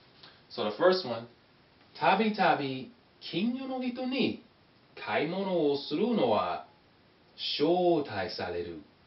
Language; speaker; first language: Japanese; non-native, learner; English